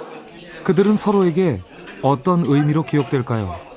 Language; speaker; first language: Korean; native; Korean